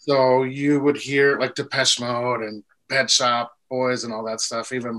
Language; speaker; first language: English; native; English